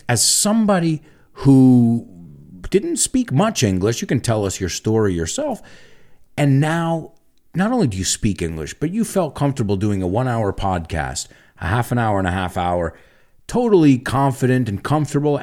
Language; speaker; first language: English; native; English